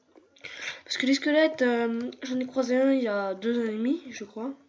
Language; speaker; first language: French; native; French